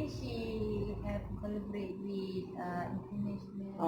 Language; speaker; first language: English; non-native, local second language; Malay